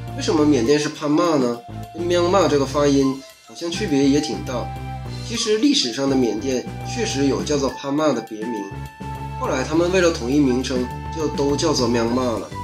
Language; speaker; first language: Chinese; native; Chinese